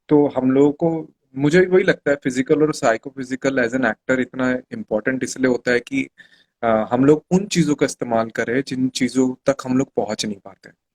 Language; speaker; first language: Hindi; non-native, local second language; Marathi